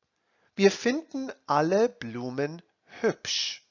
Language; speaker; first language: German; non-native, fluent; English